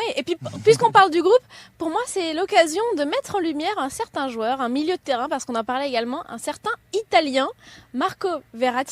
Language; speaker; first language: French; native; French